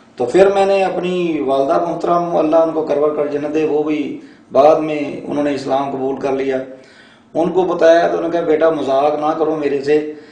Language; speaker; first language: Urdu; non-native, local second language; Punjabi